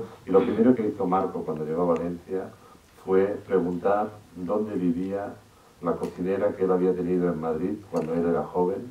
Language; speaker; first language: Spanish; native; Spanish